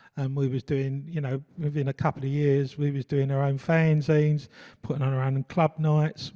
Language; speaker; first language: English; native; English